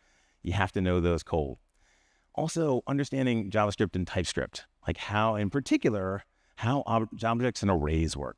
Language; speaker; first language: English; native; English